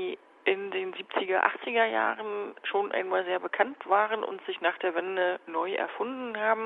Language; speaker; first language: German; native; German